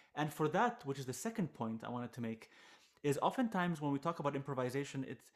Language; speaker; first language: English; non-native, fluent; Arabic